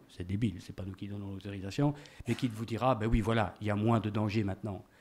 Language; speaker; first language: French; native; French